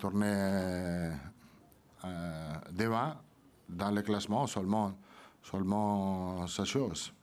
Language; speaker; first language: French; non-native, fluent; Italian